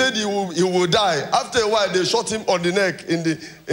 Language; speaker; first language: English; non-native, local second language; Igbo